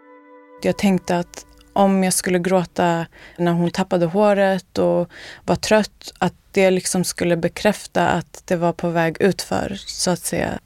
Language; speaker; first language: Swedish; early bilingual, other home language; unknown